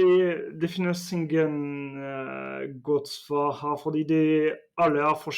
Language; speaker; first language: Norwegian; non-native, fluent; French